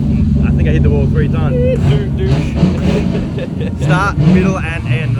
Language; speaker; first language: English; native; English